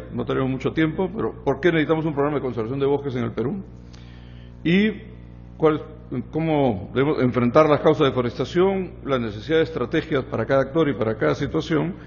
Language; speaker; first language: Spanish; native; Spanish